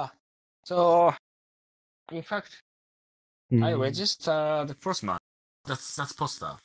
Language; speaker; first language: English; non-native, learner; Japanese